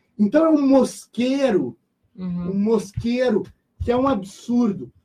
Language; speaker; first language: Portuguese; native; Portuguese